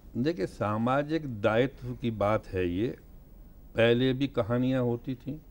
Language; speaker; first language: Hindi; native; Hindi